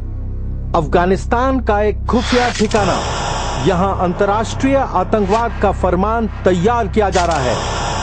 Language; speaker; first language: Hindi; native; Hindi